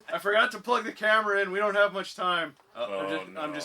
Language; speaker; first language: English; native; English